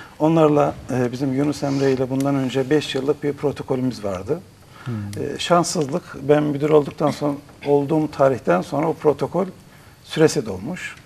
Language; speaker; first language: Turkish; native; Turkish